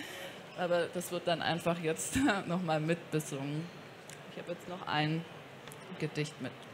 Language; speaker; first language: German; native; German